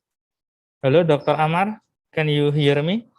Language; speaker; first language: English; non-native, fluent; Indonesian